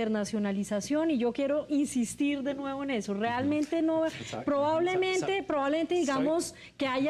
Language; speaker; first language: Spanish; native; Spanish